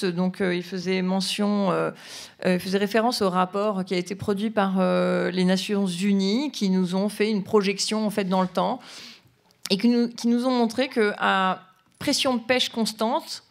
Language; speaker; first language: French; native; French